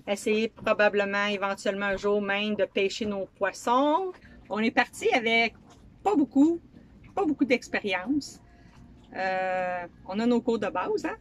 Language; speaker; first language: French; native; French